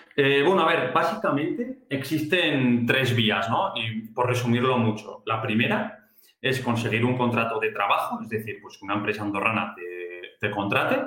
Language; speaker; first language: Spanish; native; Spanish